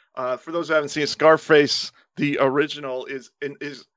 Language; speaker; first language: English; early bilingual, other home language; Spanish